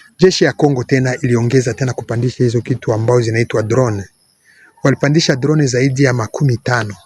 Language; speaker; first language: Swahili; non-native, local second language; Kinyarwanda